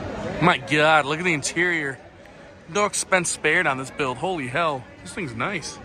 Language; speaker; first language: English; native; English